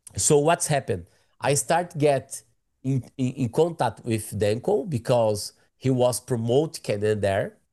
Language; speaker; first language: English; non-native, learner; Portuguese